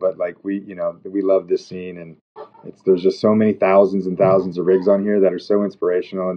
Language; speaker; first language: English; native; English